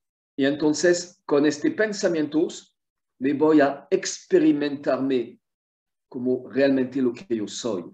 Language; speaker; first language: Spanish; non-native, fluent; French